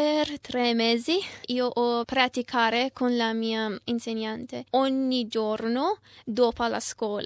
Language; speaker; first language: Italian; non-native, learner; Persian